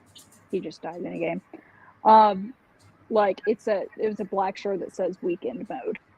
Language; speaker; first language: English; native; English